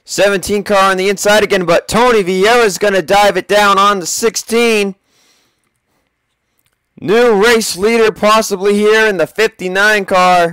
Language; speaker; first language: English; native; English